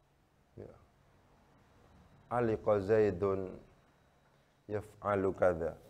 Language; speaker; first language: Arabic; non-native, fluent; Indonesian